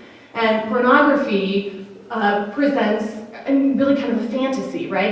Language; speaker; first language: English; native; English